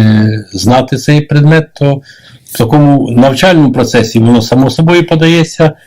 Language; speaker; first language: Ukrainian; native; Ukrainian